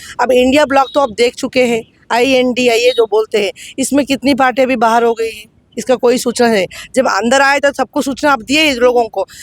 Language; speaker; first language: Hindi; non-native, local second language; Tamil